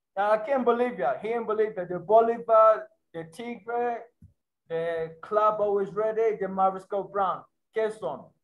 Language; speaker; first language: Spanish; non-native, learner; English